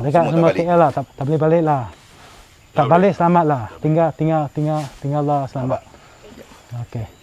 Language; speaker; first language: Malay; non-native, local second language; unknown